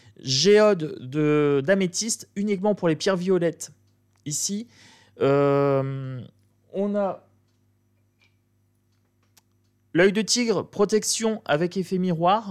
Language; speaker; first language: French; native; French